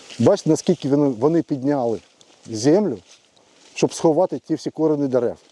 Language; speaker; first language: Ukrainian; non-native, local second language; Russian